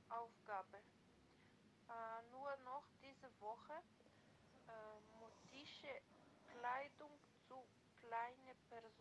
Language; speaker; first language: German; non-native, learner; Macedonian